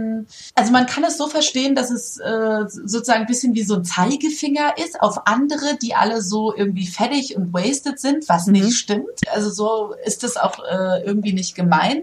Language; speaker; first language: German; native; German